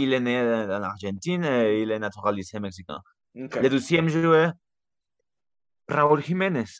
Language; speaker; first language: French; non-native, learner; Spanish